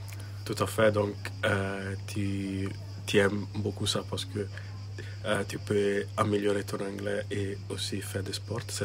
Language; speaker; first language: French; non-native, fluent; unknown